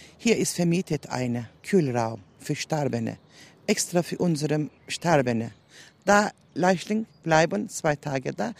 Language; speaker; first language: German; non-native, learner; Turkish